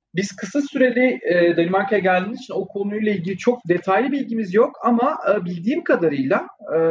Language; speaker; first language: Turkish; native; Turkish